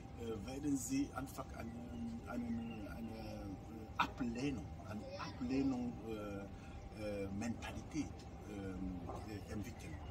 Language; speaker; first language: German; non-native, fluent; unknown